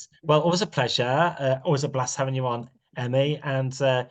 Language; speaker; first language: English; native; English